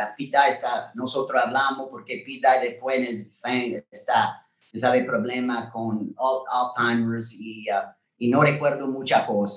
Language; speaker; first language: Spanish; non-native, learner; French